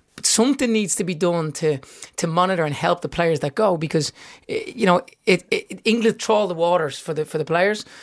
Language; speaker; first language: English; native; English